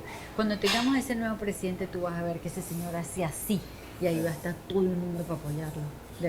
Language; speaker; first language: Spanish; native; Spanish